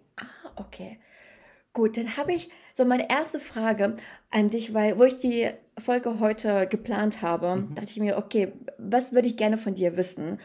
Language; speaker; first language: German; native; German